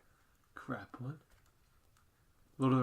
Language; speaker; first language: English; native; English